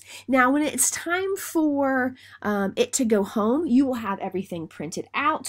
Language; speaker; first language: English; native; English